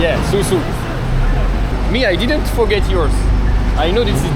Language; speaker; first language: English; non-native, learner; French